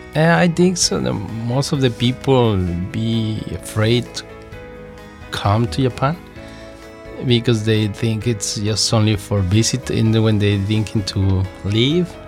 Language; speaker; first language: English; non-native, learner; Spanish